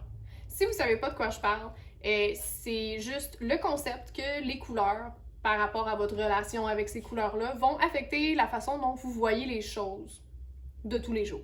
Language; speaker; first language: French; native; French